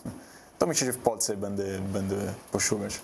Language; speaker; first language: Polish; non-native, learner; Italian